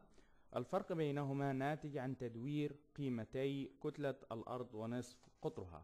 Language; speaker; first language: Arabic; native; Arabic